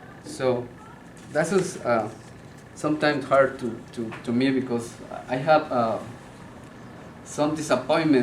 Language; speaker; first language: English; non-native, learner; Spanish